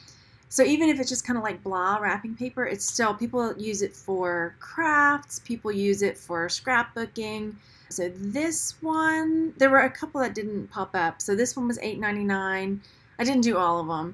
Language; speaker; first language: English; native; English